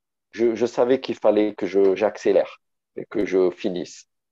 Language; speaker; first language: French; native; French